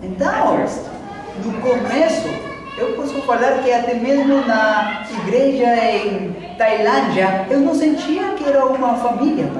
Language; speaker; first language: Portuguese; non-native, fluent; Spanish